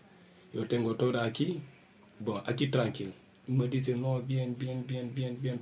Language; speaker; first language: Spanish; non-native, learner; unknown